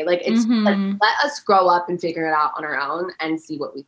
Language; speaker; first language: English; early bilingual, other home language; Persian